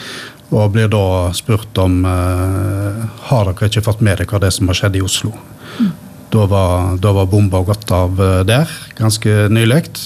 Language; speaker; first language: Norwegian; native; Norwegian